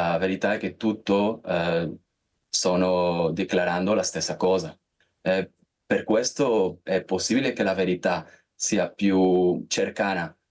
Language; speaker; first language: Italian; non-native, fluent; Spanish